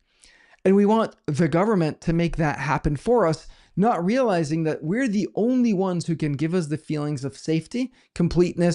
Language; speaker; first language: English; non-native, fluent; Danish